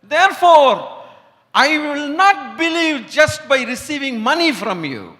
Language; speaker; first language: English; non-native, local second language; Tamil